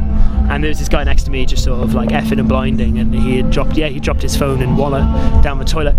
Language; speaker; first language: English; native; English